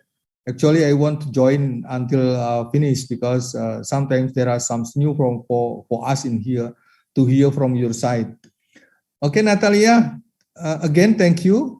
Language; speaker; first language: English; non-native, learner; Indonesian